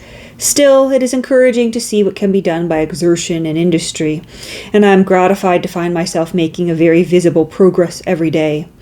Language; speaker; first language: English; native; English